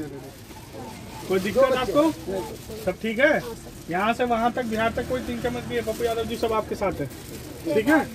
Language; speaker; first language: Hindi; native; Hindi